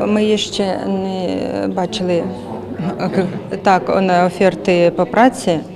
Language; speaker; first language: Polish; early bilingual, heritage; Russian